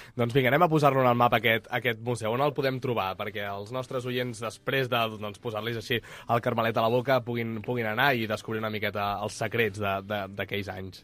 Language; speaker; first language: Catalan; native; Catalan